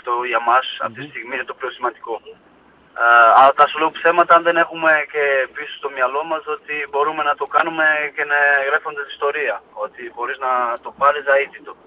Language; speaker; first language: Greek; non-native, fluent; Portuguese